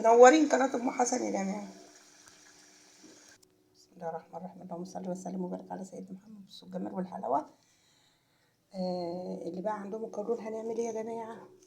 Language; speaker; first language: Arabic; native; Arabic